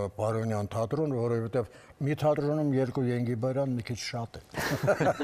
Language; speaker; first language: Armenian; native; Armenian